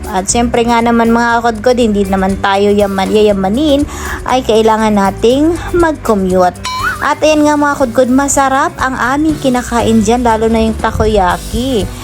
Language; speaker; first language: Filipino; native; Filipino